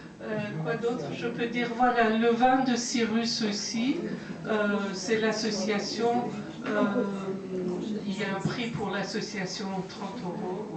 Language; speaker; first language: French; non-native, fluent; Persian